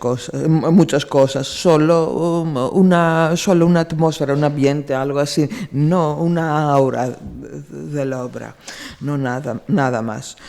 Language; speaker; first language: Spanish; non-native, fluent; Greek